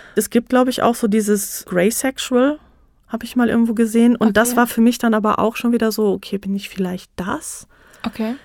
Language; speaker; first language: German; native; German